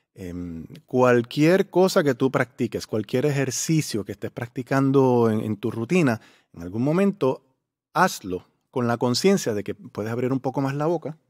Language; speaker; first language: Spanish; native; Spanish